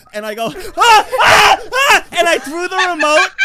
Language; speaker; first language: English; native; English